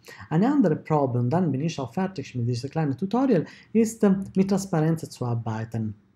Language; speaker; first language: German; non-native, fluent; Italian